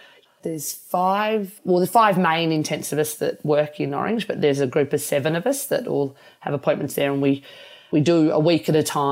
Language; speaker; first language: English; native; English